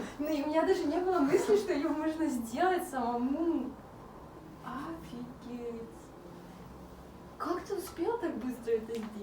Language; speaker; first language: Russian; native; Russian